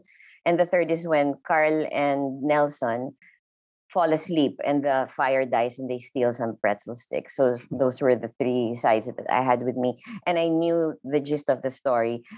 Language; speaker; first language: English; non-native, local second language; Filipino